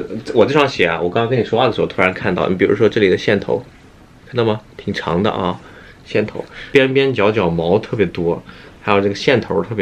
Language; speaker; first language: Chinese; native; Chinese